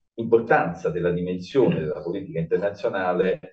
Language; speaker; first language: Italian; native; Italian